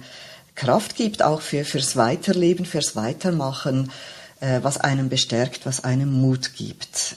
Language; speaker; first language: German; native; German